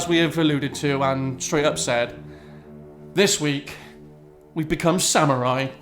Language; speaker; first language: English; native; English